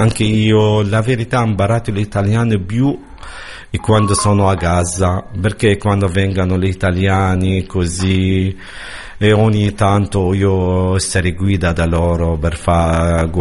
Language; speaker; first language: Italian; non-native, learner; Arabic